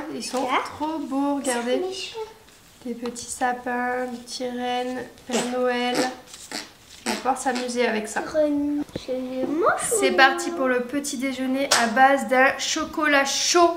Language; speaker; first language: French; native; French